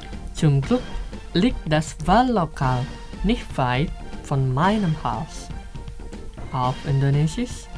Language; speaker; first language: German; non-native, fluent; Indonesian